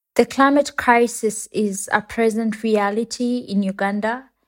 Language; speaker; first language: English; non-native, local second language; Ganda